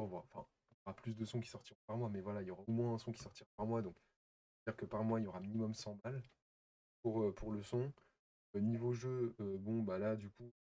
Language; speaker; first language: French; native; French